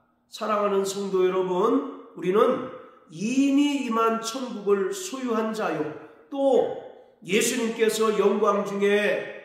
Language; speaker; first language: Korean; native; Korean